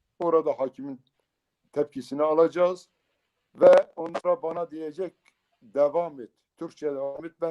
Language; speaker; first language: Turkish; non-native, local second language; Kurdish